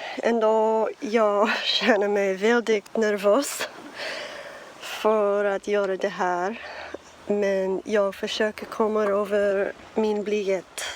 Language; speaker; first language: Swedish; non-native, learner; English